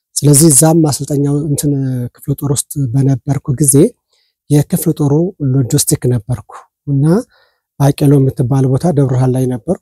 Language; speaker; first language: Amharic; native; Amharic